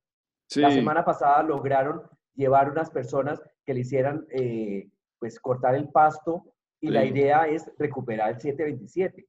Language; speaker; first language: Spanish; native; Spanish